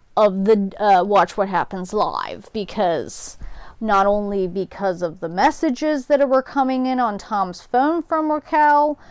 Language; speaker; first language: English; native; English